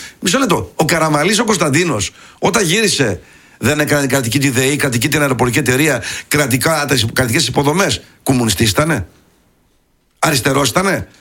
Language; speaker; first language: Greek; early bilingual, heritage; Greek